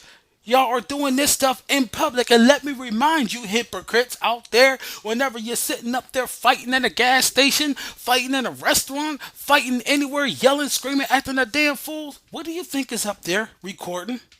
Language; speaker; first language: English; native; English